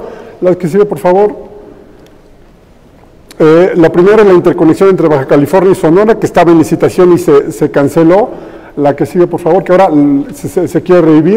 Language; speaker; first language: Spanish; native; Spanish